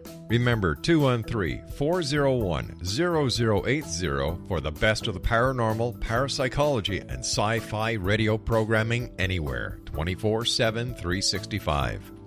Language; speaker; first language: English; native; English